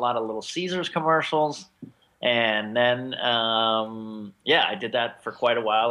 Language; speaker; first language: English; native; English